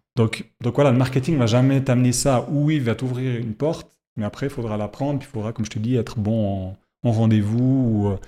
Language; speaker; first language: French; native; French